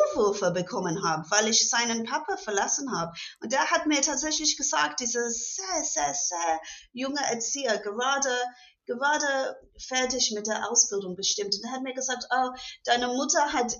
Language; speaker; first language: German; non-native, fluent; English